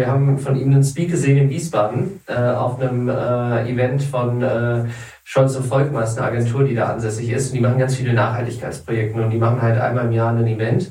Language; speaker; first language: German; native; German